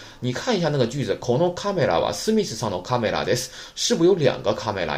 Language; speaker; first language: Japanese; non-native, fluent; Chinese